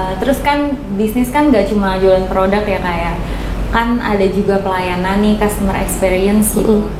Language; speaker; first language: Indonesian; native; Indonesian